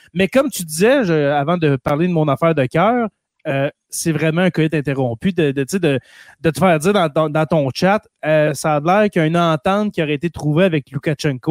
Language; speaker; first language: French; native; French